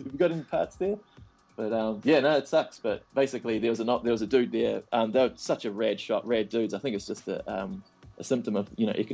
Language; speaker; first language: English; native; English